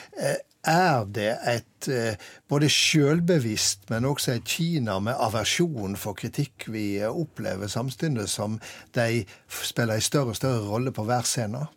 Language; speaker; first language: Norwegian; native; Norwegian